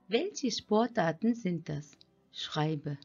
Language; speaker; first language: German; non-native, fluent; Turkish